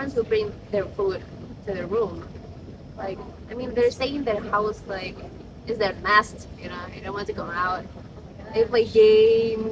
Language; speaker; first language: English; non-native, learner; Indonesian